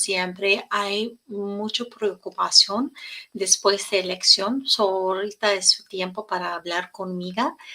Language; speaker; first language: Spanish; non-native, learner; English